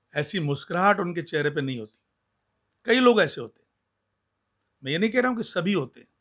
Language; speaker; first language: Hindi; non-native, local second language; Sindhi